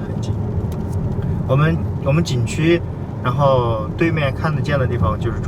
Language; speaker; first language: Chinese; early bilingual, heritage; Indonesian